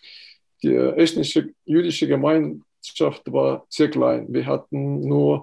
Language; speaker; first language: German; non-native, fluent; Estonian